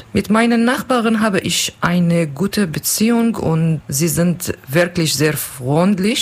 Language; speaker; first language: German; non-native, learner; Kurdish